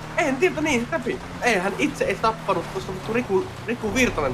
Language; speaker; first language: Finnish; native; Finnish